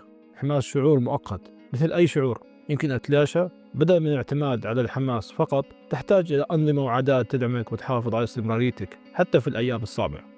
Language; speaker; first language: Arabic; native; Arabic